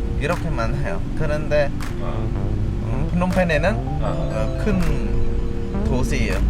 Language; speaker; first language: Korean; non-native, learner; Khmer